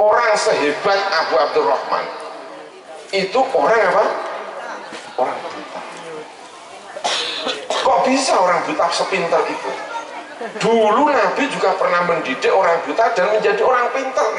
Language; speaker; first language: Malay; non-native, local second language; Javanese